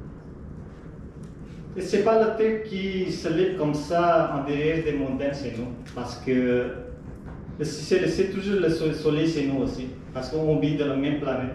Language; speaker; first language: French; non-native, fluent; Nepali